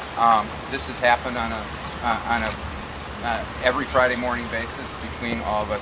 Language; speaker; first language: English; native; English